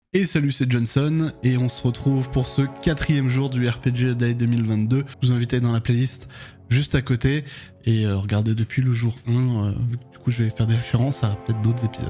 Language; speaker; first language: French; native; French